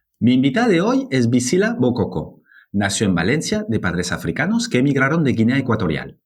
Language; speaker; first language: Spanish; non-native, fluent; French